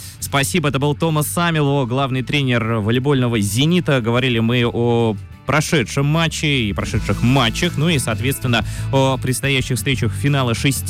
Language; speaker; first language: Russian; native; Russian